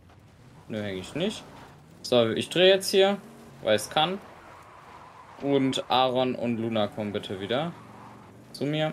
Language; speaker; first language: German; native; German